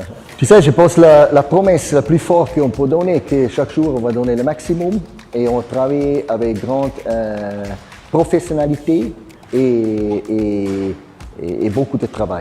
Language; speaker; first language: French; non-native, fluent; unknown